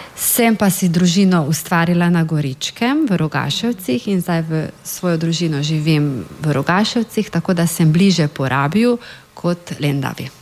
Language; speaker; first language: Slovenian; native; Slovenian